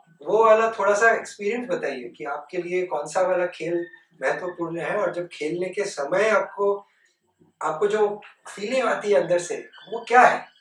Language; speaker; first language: Hindi; non-native, local second language; Bangla